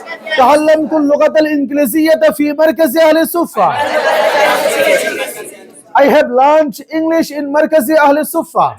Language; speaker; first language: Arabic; non-native, fluent; Bangla